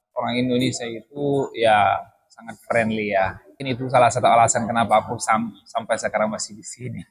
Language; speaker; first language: Indonesian; non-native, fluent; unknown